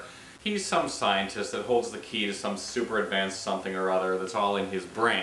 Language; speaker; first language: English; native; English